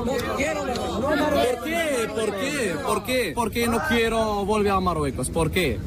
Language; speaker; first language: Spanish; non-native, learner; Arabic